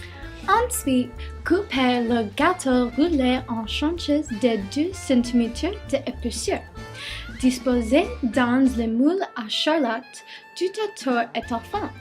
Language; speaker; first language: French; non-native, learner; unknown